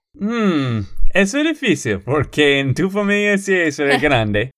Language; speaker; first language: Spanish; non-native, fluent; English